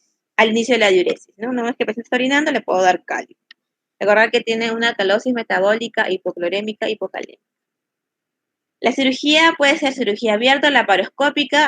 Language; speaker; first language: Spanish; native; Spanish